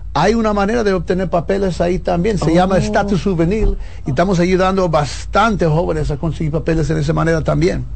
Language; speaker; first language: Spanish; early bilingual, heritage; Spanish